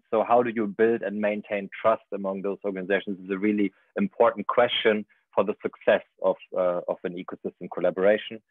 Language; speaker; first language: English; non-native, fluent; German